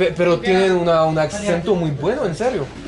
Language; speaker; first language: Spanish; non-native, learner; French